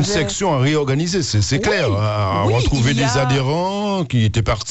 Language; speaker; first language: French; native; French